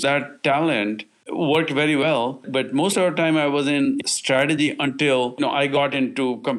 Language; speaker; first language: English; non-native, local second language; Hindi